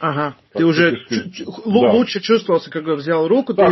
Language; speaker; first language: Russian; non-native, fluent; Turkish